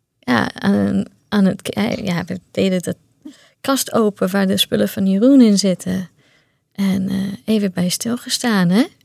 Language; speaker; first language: Dutch; non-native, fluent; Portuguese